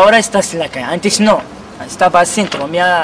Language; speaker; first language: Spanish; non-native, learner; Kabyle